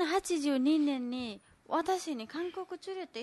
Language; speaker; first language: Japanese; non-native, learner; Nepali